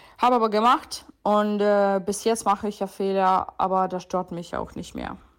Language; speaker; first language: German; non-native, fluent; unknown